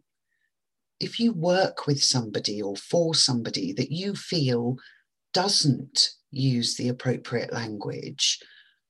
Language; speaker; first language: English; native; English